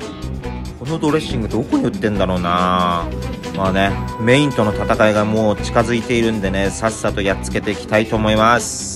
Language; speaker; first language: Japanese; native; Japanese